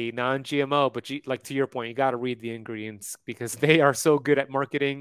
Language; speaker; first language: English; native; English